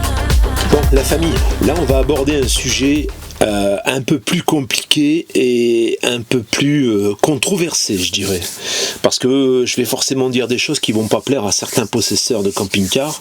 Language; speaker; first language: French; native; French